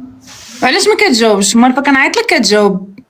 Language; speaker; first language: Arabic; native; Arabic